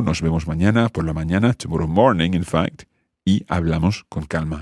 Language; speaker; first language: Spanish; non-native, fluent; English